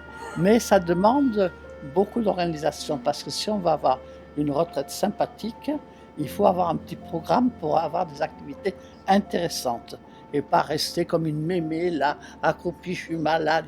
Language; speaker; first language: French; native; French